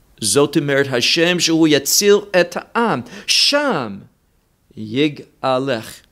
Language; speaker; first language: Hebrew; non-native, fluent; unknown